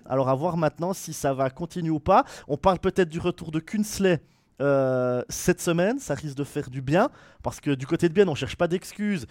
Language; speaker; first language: French; native; French